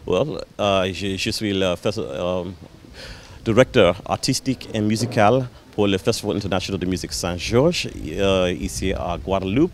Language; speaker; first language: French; non-native, learner; English